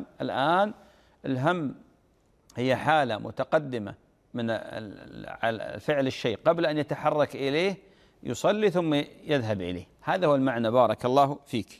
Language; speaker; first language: Arabic; native; Arabic